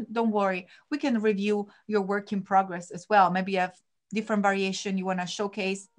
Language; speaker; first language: English; non-native, fluent; Italian